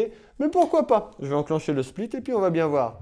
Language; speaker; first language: French; native; French